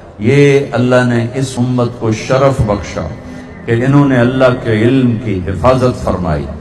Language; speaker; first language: Urdu; non-native, local second language; Punjabi